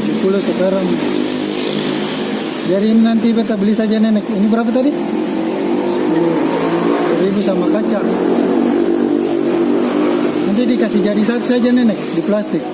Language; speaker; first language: Malay; native; Malay